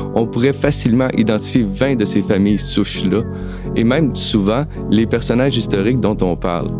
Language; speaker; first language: French; native; French